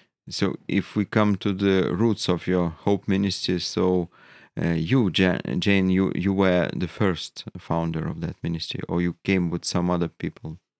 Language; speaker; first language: English; non-native, fluent; Lithuanian